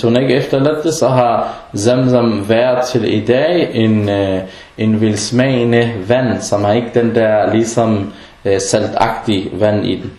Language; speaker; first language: Danish; non-native, fluent; Arabic